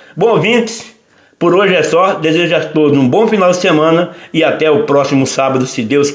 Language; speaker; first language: Portuguese; native; Portuguese